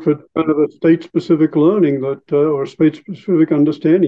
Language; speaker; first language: English; native; English